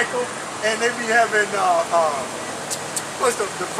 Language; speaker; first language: English; native; English